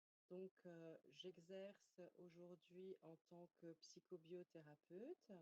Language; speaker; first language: French; native; French